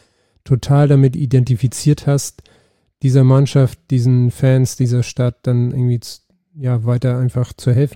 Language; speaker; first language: German; native; German